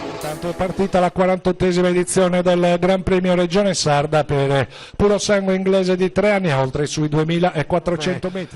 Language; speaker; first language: Italian; native; Italian